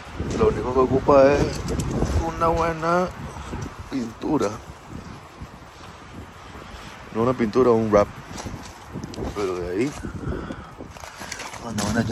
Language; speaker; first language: Spanish; native; Spanish